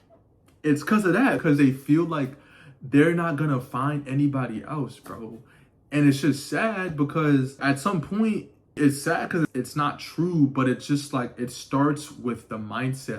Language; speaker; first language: English; native; English